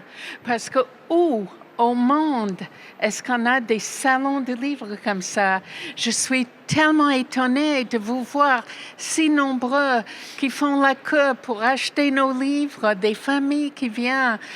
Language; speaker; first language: French; non-native, fluent; English